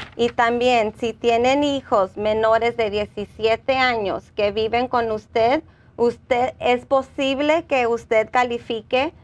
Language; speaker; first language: Spanish; early bilingual, heritage; Spanish